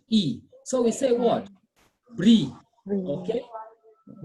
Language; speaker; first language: French; non-native, fluent; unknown